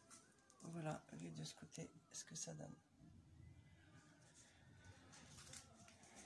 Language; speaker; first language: French; native; French